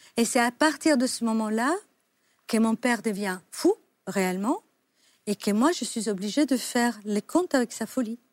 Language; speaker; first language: French; non-native, fluent; Italian